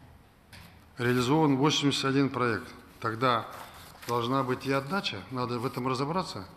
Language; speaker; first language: Russian; non-native, local second language; Kazakh